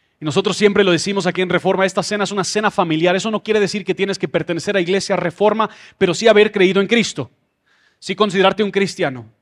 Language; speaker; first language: Spanish; native; Spanish